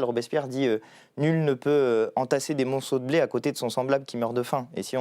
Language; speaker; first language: French; native; French